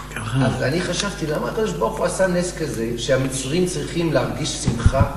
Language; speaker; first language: Hebrew; non-native, fluent; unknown